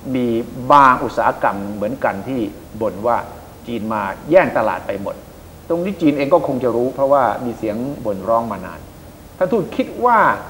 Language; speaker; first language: Thai; native; Thai